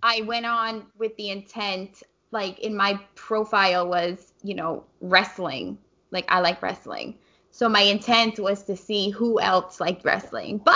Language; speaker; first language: English; native; English